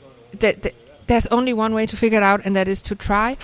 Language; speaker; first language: English; non-native, fluent; Danish